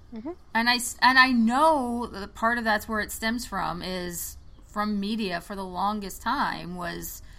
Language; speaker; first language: English; native; English